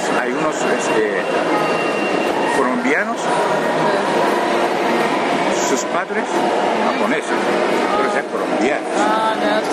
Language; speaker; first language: Spanish; non-native, fluent; Japanese